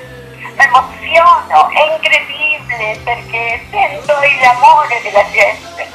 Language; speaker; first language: Italian; non-native, learner; Spanish